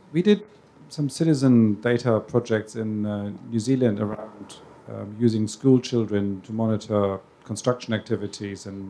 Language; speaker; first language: English; native; English